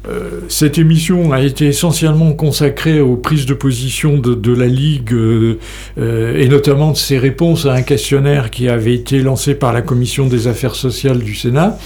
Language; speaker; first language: French; native; French